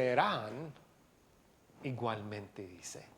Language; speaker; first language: Spanish; non-native, fluent; English